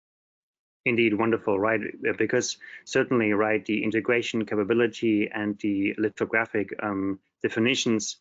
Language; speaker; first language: English; non-native, fluent; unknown